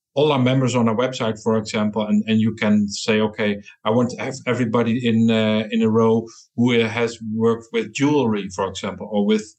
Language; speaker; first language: English; non-native, fluent; Dutch